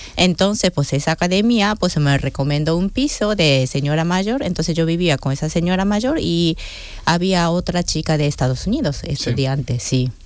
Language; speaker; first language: Spanish; non-native, fluent; Japanese